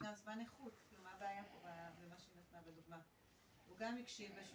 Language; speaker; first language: Hebrew; native; Hebrew